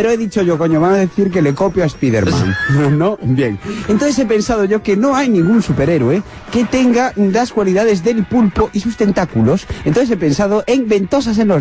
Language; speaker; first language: Spanish; native; Spanish